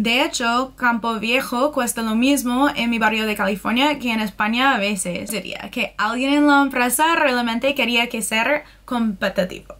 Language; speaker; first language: Spanish; non-native, fluent; English